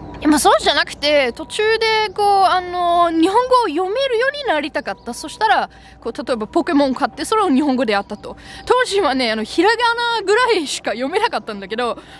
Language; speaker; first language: Japanese; non-native, fluent; German